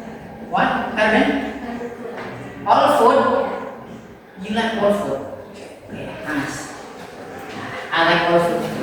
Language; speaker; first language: English; non-native, fluent; Indonesian